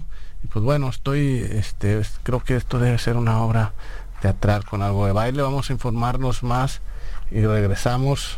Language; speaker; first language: Spanish; native; Spanish